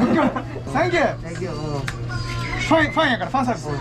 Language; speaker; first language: Japanese; native; Japanese